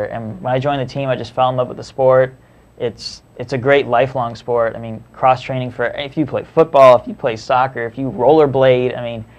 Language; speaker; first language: English; native; English